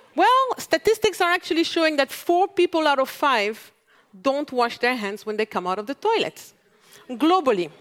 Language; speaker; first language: English; non-native, fluent; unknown